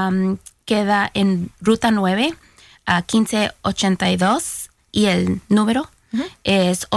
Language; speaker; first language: Spanish; early bilingual, heritage; Spanish